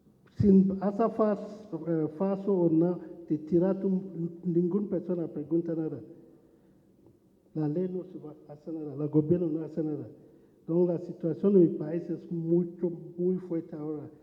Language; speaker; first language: Spanish; non-native, learner; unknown